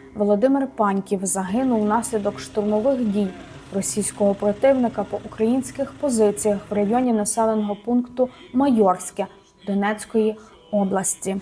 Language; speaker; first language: Ukrainian; native; Ukrainian